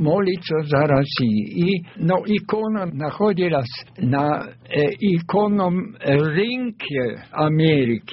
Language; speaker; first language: Russian; non-native, fluent; German